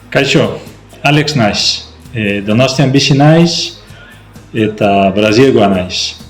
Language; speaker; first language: Basque; non-native, fluent; Spanish